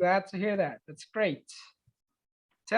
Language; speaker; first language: English; non-native, fluent; Spanish